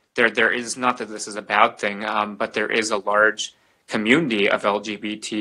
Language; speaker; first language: English; native; English